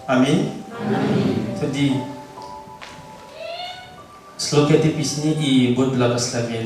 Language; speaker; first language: Ukrainian; non-native, learner; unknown